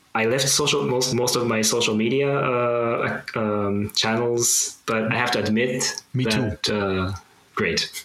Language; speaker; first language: English; non-native, fluent; Japanese